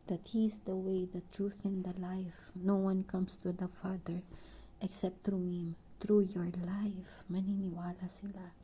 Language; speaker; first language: English; non-native, local second language; Filipino